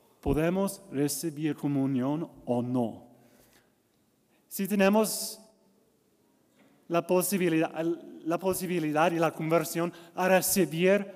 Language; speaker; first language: Spanish; non-native, learner; English